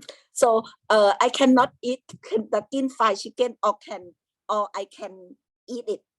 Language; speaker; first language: English; non-native, learner; Thai